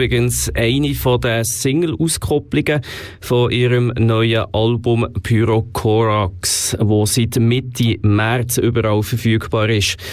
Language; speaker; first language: German; native; German